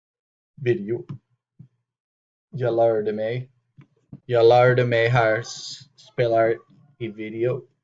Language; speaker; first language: Swedish; non-native, learner; English